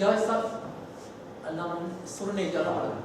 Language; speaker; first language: Turkish; non-native, learner; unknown